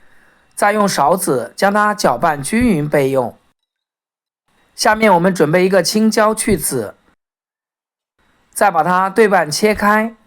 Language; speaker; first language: Chinese; native; Chinese